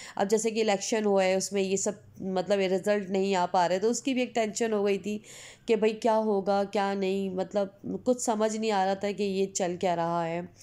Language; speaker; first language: Hindi; native; Hindi